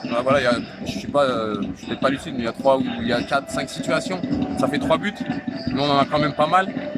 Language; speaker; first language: French; native; French